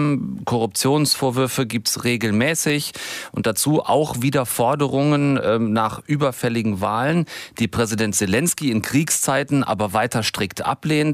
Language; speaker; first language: German; native; German